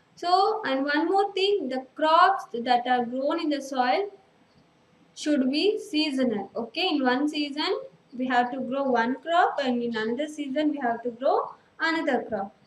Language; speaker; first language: English; non-native, local second language; Telugu